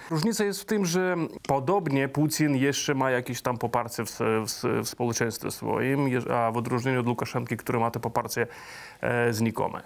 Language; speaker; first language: Polish; non-native, fluent; Belarusian